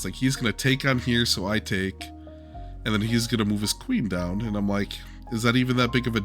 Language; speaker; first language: English; native; English